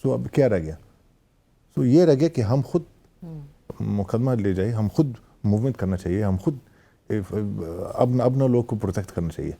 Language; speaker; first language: Hindi; non-native, fluent; Arabic